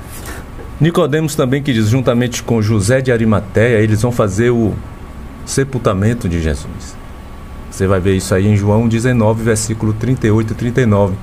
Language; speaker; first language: Portuguese; native; Portuguese